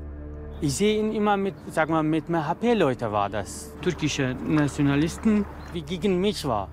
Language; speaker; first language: German; non-native, learner; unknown